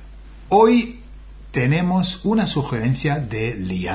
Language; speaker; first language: Spanish; non-native, fluent; English